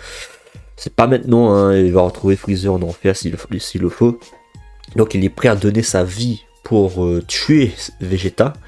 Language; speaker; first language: French; native; French